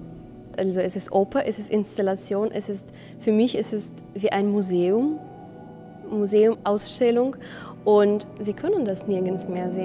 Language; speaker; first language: German; non-native, fluent; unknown